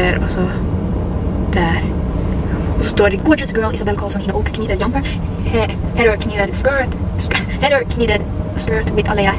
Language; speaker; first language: Swedish; native; Swedish